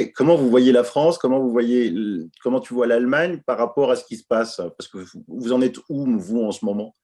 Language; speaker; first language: French; native; French